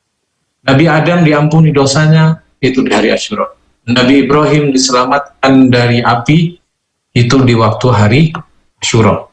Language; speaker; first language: Indonesian; native; Indonesian